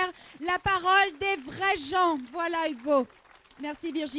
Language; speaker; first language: French; native; French